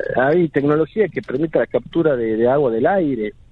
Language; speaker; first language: Spanish; native; Spanish